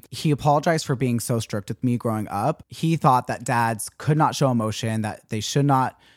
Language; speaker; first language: English; native; English